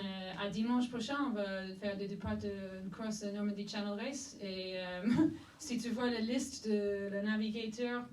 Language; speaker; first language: French; non-native, fluent; English